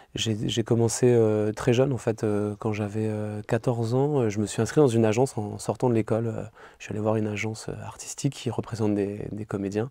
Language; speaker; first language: French; native; French